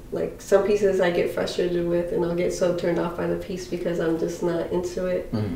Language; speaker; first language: English; native; English